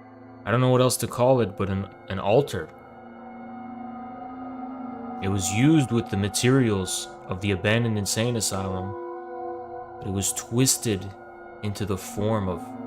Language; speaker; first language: English; native; English